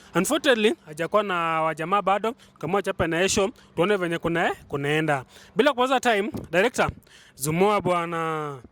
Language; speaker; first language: Swahili; non-native, local second language; Luyia